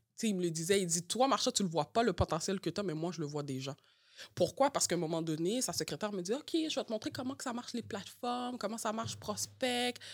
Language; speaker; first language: French; early bilingual, other home language; Haitian Creole